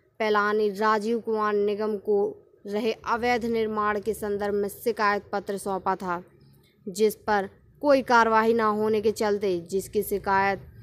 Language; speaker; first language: Hindi; native; Hindi